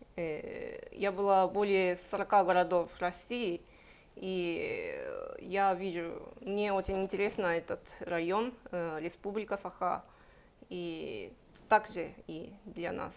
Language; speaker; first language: Russian; non-native, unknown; Japanese